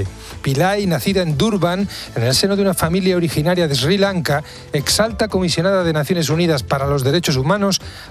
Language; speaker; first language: Spanish; native; Spanish